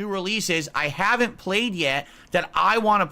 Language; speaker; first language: English; native; English